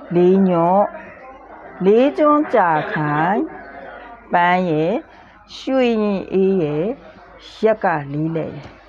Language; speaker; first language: Burmese; native; Burmese